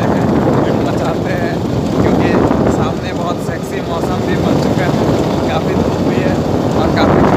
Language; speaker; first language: Hindi; non-native, local second language; Bangla